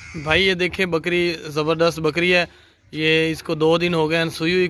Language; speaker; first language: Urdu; non-native, local second language; Punjabi